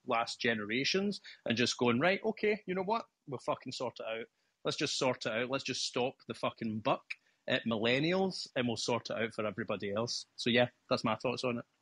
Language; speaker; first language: English; native; English